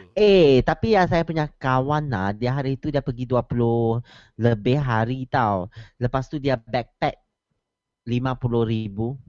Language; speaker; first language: Malay; non-native, local second language; Chinese